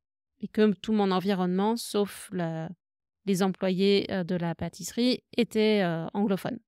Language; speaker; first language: French; native; French